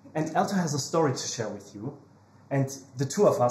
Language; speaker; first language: English; non-native, fluent; German